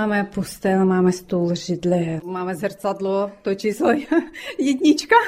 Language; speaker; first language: Czech; early bilingual, other home language; Ukrainian